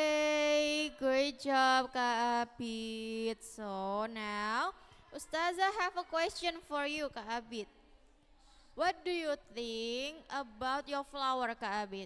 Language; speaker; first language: English; non-native, learner; Indonesian